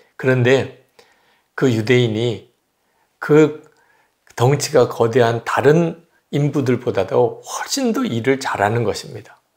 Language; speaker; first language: Korean; native; Korean